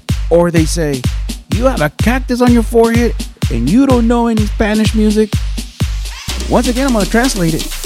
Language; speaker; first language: English; early bilingual, other home language; Spanish